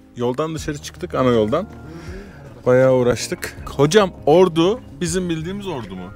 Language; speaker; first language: Turkish; native; Turkish